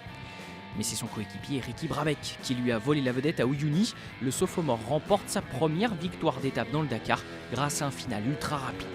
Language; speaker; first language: French; native; French